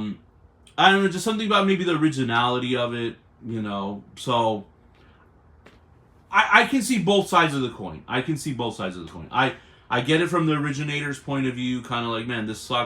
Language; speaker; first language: English; native; English